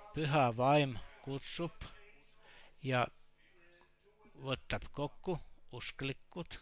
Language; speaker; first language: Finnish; non-native, learner; Estonian